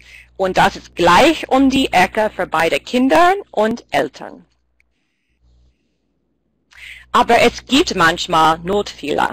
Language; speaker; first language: German; non-native, fluent; English